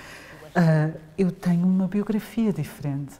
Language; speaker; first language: Portuguese; native; Portuguese